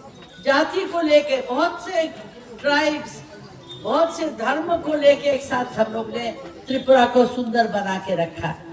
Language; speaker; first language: Hindi; non-native, local second language; Bangla